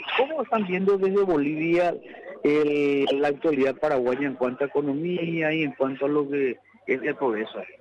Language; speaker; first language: Spanish; native; Spanish